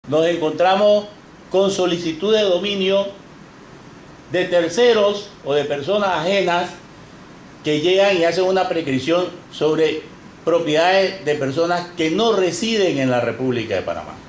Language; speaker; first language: Spanish; native; Spanish